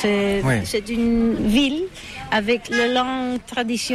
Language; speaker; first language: French; non-native, learner; Catalan